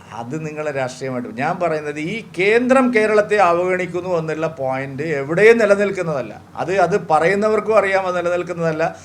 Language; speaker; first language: Malayalam; native; Malayalam